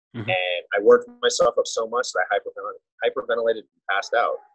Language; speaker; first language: English; native; English